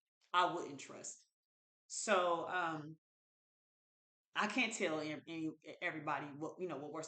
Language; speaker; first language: English; native; English